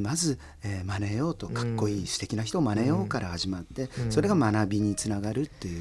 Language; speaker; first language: Japanese; native; Japanese